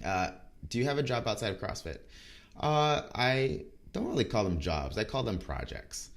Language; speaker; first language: English; native; English